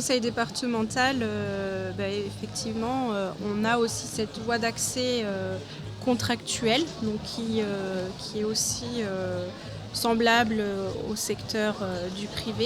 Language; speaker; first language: French; native; French